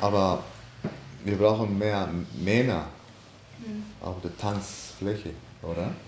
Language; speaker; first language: German; non-native, learner; Spanish